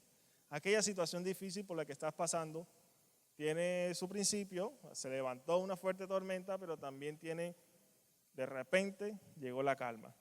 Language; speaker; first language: Spanish; native; Spanish